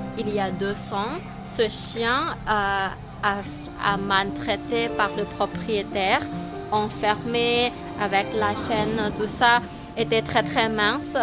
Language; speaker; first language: French; non-native, learner; Thai